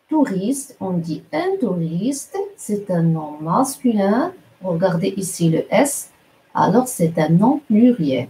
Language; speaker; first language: French; non-native, local second language; Arabic